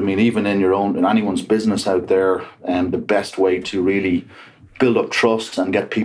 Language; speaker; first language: English; native; English